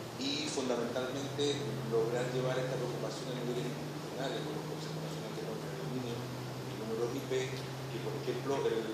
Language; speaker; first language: Spanish; native; Spanish